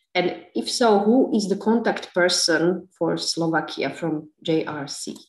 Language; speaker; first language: English; non-native, fluent; Slovak